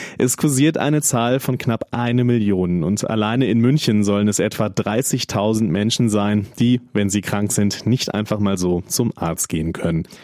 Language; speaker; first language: German; native; German